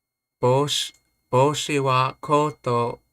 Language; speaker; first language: Japanese; non-native, learner; English